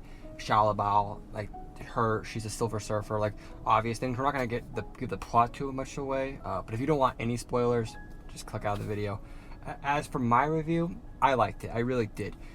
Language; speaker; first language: English; native; English